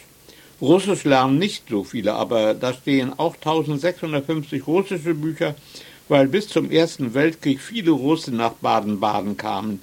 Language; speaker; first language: German; native; German